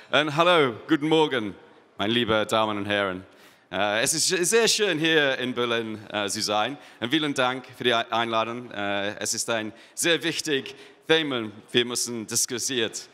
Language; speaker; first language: German; non-native, learner; English